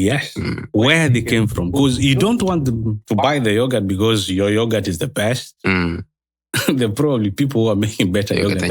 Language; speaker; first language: English; non-native, local second language; Swahili